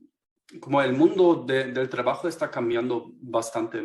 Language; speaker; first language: Spanish; non-native, fluent; German